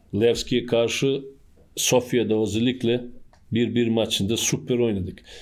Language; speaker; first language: Turkish; non-native, fluent; Bosnian